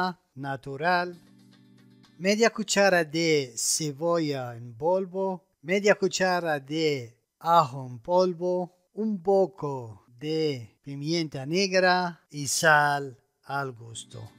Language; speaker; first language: Spanish; non-native, fluent; Arabic